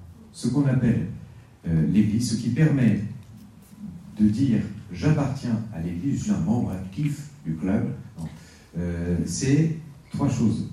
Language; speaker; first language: French; native; French